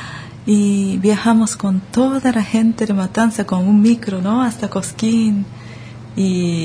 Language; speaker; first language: Spanish; non-native, learner; Japanese